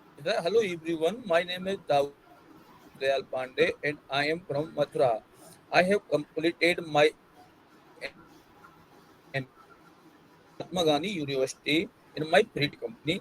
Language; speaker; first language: English; non-native, learner; Hindi